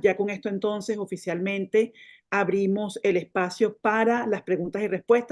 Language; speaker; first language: Spanish; native; Spanish